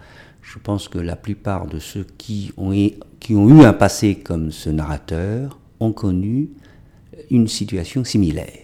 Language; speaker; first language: French; non-native, fluent; Chinese